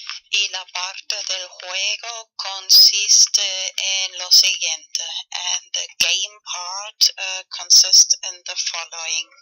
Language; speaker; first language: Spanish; non-native, learner; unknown